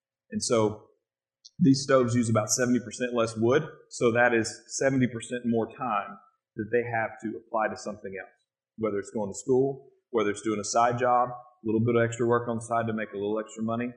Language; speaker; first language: English; native; English